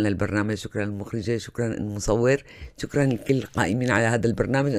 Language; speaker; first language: Arabic; native; Arabic